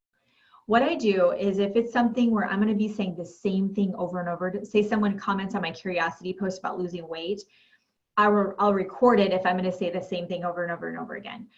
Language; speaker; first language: English; native; English